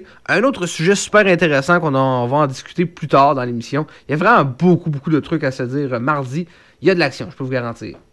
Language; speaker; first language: French; native; French